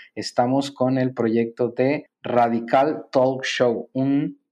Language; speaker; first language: Spanish; native; Spanish